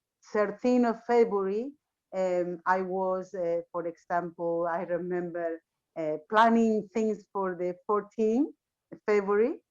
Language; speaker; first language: English; non-native, learner; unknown